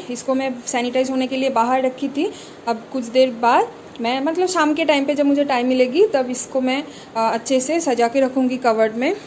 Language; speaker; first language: Hindi; non-native, local second language; Bangla